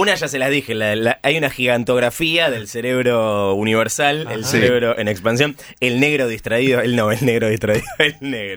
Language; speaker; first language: Spanish; native; Spanish